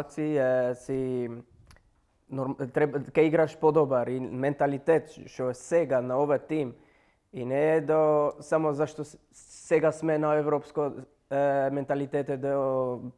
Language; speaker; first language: Macedonian; non-native, learner; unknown